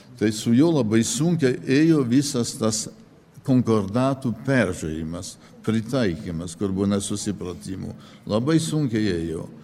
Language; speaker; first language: Lithuanian; early bilingual, heritage; Lithuanian